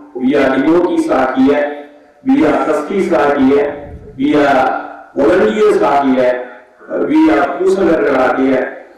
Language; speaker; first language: English; non-native, local second language; Tamil